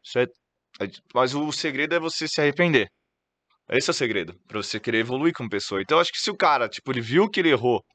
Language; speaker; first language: Portuguese; native; Portuguese